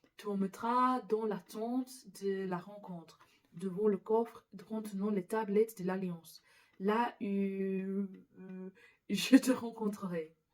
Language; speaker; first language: French; non-native, learner; English